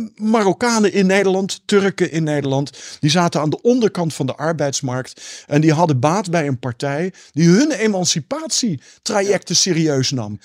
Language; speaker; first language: Dutch; native; Dutch